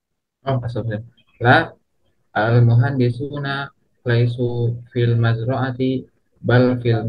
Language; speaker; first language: Arabic; non-native, learner; Indonesian